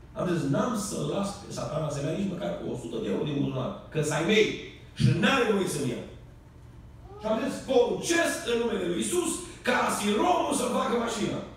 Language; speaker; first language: Romanian; native; Romanian